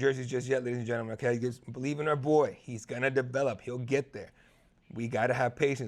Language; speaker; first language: English; native; English